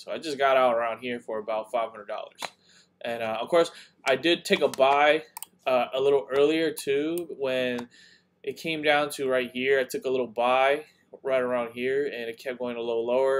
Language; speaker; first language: English; native; English